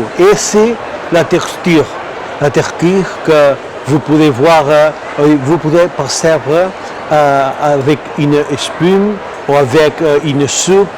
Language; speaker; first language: French; non-native, learner; Catalan